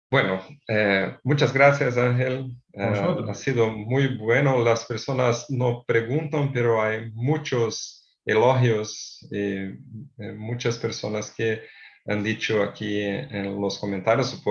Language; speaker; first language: Spanish; non-native, fluent; Portuguese